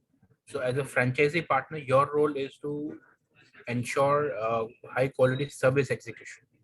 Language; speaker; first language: English; non-native, local second language; Hindi